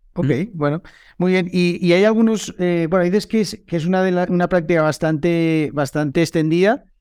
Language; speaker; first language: Spanish; native; Spanish